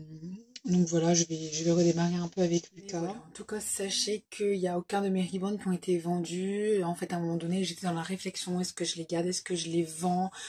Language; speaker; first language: French; native; French